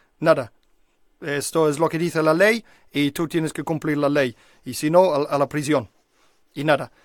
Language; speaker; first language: Spanish; non-native, fluent; English